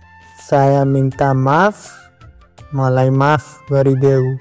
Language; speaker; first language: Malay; non-native, learner; Nepali